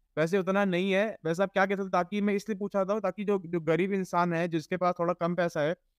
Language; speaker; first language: Hindi; native; Hindi